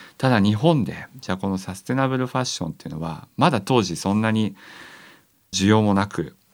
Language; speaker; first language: Japanese; native; Japanese